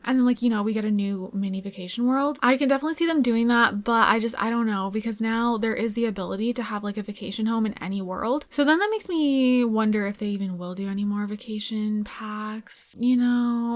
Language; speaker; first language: English; native; English